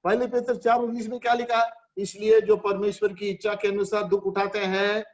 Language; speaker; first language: Hindi; non-native, local second language; Marathi